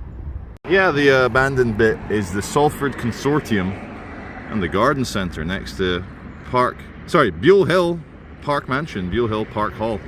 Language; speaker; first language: English; native; English